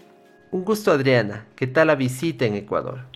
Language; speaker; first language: Spanish; native; Spanish